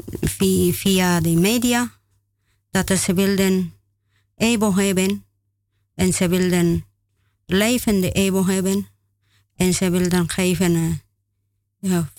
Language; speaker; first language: Dutch; non-native, learner; Spanish